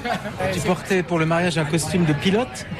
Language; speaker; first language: French; native; French